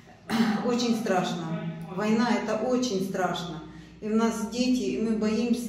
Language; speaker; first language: Russian; non-native, local second language; Ukrainian